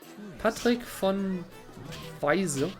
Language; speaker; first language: German; native; German